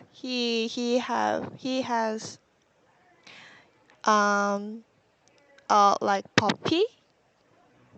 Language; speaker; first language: English; non-native, learner; Korean